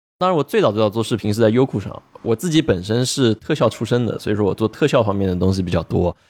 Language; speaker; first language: Chinese; native; Chinese